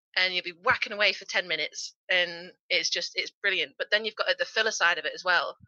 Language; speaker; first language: English; native; English